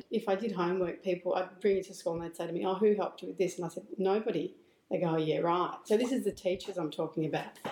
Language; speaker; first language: English; native; English